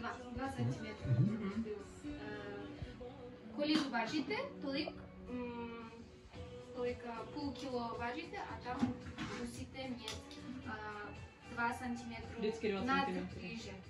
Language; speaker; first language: Czech; non-native, learner; Kara-Kalpak